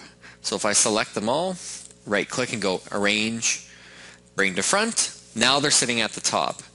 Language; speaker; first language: English; native; English